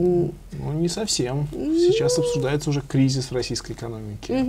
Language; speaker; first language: Russian; native; Russian